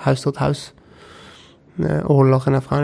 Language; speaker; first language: Dutch; non-native, fluent; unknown